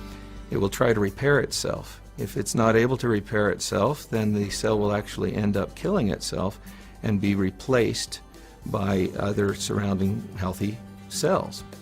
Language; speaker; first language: English; native; English